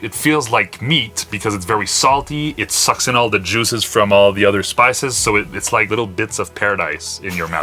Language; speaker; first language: English; non-native, local second language; French